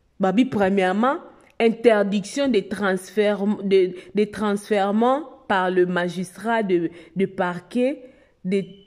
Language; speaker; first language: French; non-native, local second language; Lingala